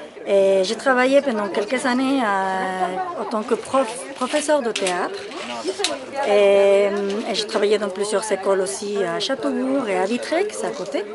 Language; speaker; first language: French; non-native, fluent; Spanish